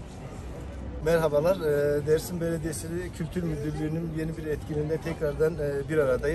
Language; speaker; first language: Turkish; native; Turkish